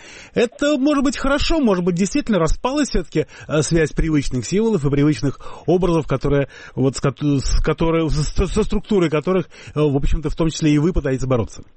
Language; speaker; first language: Russian; native; Russian